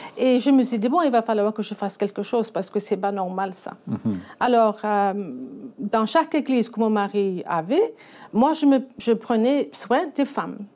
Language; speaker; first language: French; non-native, fluent; Icelandic